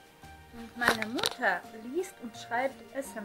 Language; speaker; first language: German; non-native, fluent; Russian